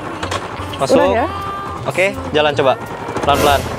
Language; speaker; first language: Indonesian; native; Indonesian